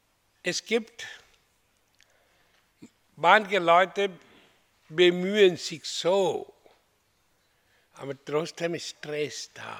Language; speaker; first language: German; non-native, learner; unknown